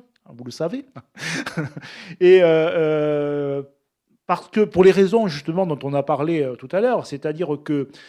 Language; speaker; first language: French; native; French